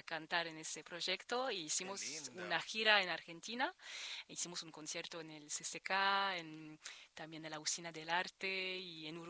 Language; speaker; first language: Spanish; non-native, fluent; French